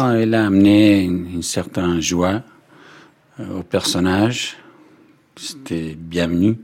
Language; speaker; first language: French; non-native, fluent; English